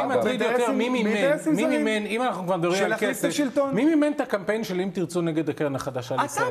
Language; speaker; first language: Hebrew; native; Hebrew